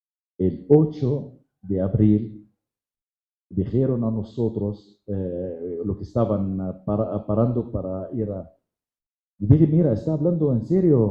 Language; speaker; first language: Spanish; non-native, fluent; Arabic